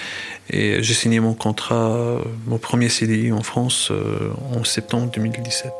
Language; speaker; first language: French; non-native, fluent; Arabic